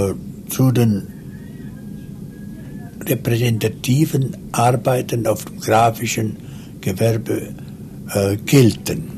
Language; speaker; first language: German; non-native, local second language; Romansh